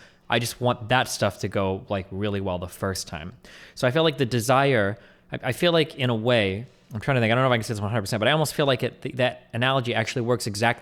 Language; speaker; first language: English; native; English